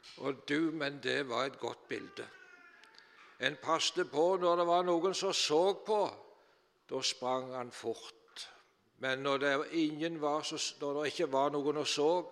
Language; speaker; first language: Norwegian; native; Norwegian